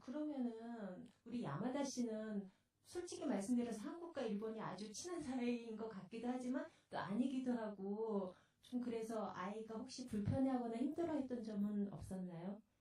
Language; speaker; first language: Korean; native; Korean